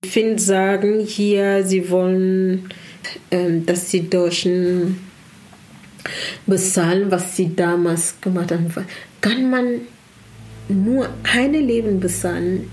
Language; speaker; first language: German; non-native, learner; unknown